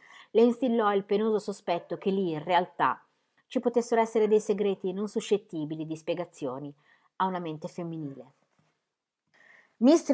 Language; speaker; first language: Italian; native; Italian